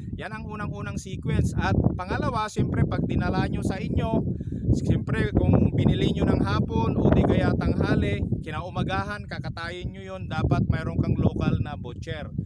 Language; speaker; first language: Filipino; non-native, local second language; Iloko